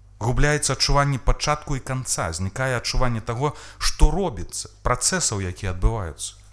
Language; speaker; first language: Belarusian; native; Belarusian